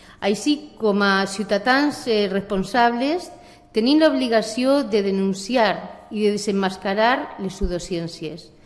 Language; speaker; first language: Catalan; non-native, local second language; Spanish